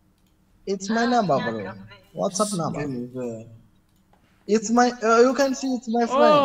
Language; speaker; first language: English; non-native, learner; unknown